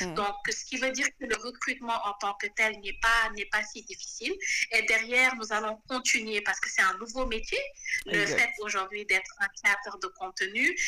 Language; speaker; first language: French; non-native, local second language; Wolof